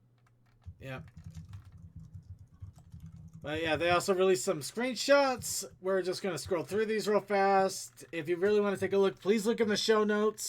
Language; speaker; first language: English; native; English